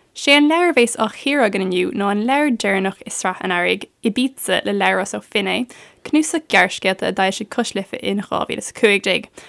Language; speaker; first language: Irish; native; Irish